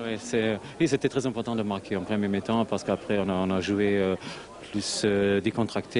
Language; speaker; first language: French; non-native, fluent; German